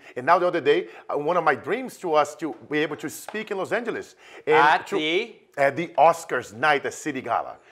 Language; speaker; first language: English; non-native, fluent; Portuguese